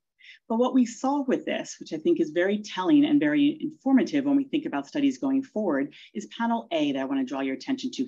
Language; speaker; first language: English; native; English